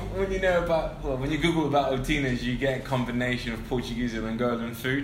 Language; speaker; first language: English; early bilingual, other home language; Portuguese